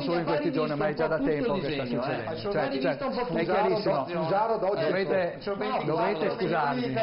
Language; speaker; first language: Italian; native; Italian